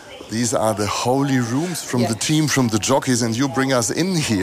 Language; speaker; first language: English; non-native, fluent; German